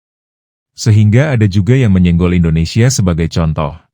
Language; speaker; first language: Indonesian; native; Indonesian